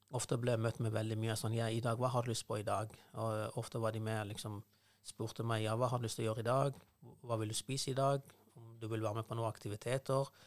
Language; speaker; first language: Norwegian; non-native, fluent; Persian